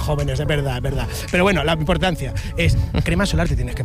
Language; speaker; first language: Spanish; native; Spanish